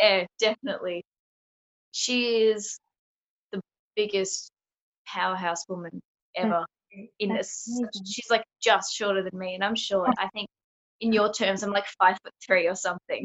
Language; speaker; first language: English; native; English